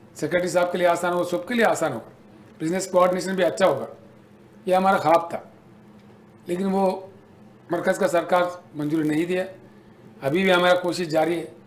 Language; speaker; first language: Hindi; native; Hindi